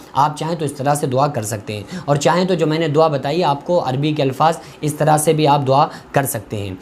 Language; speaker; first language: Urdu; native; Urdu